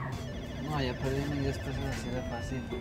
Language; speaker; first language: Spanish; native; Spanish